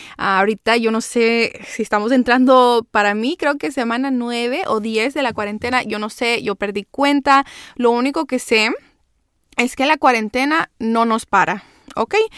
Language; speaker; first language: Spanish; early bilingual, heritage; Spanish